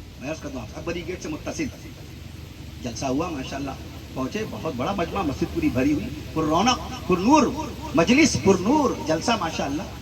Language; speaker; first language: Urdu; native; Urdu